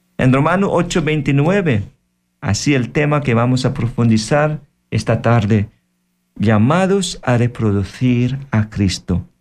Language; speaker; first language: Spanish; non-native, fluent; Filipino